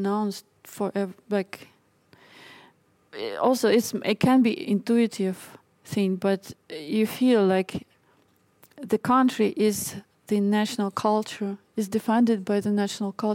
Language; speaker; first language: English; non-native, fluent; Russian